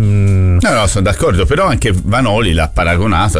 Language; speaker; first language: Italian; native; Italian